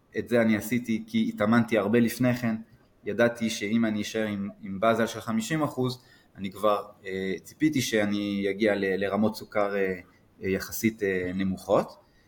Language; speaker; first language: Hebrew; non-native, fluent; French